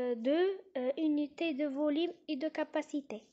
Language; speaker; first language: French; non-native, local second language; Arabic